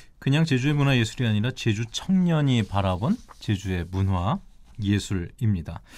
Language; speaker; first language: Korean; native; Korean